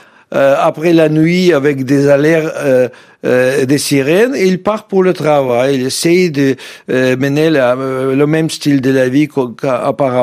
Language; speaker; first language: French; non-native, fluent; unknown